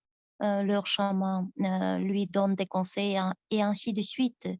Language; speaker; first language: French; non-native, fluent; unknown